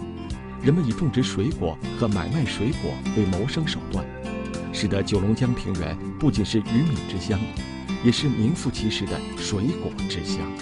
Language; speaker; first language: Chinese; native; Chinese